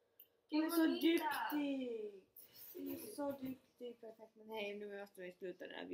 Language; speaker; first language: Swedish; non-native, fluent; Finnish